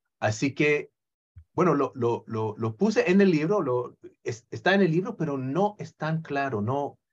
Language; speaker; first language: Spanish; non-native, fluent; Hebrew